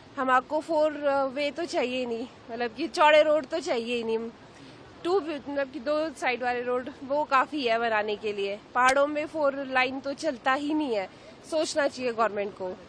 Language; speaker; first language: Hindi; native; Hindi